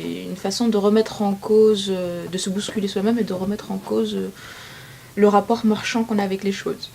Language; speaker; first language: French; non-native, local second language; Arabic